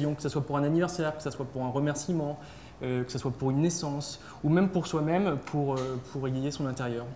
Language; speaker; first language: French; native; French